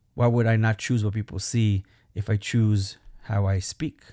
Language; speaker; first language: English; non-native, fluent; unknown